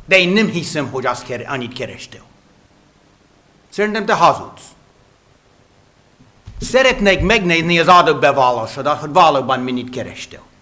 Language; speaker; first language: Hungarian; non-native, fluent; English